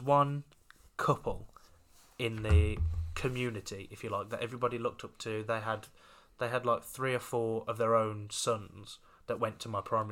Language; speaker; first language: English; native; English